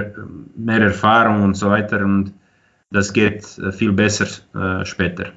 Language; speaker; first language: German; non-native, fluent; Croatian